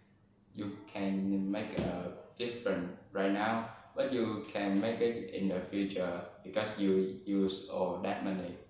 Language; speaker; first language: English; non-native, learner; Vietnamese